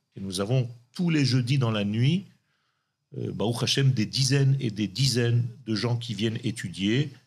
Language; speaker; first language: French; non-native, local second language; Hebrew